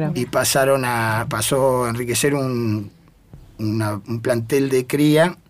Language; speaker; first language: Spanish; native; Spanish